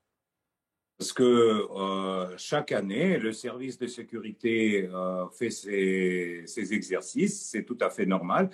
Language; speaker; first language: French; non-native, fluent; Russian